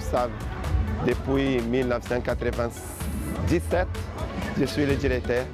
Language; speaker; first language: French; non-native, fluent; Portuguese